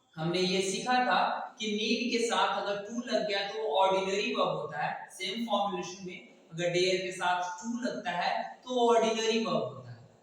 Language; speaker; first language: Hindi; native; Hindi